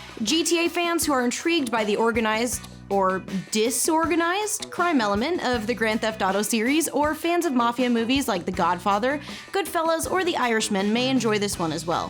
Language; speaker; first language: English; native; English